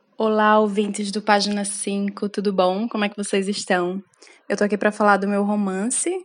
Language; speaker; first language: Portuguese; native; Portuguese